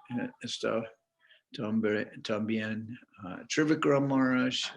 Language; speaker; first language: Spanish; non-native, fluent; English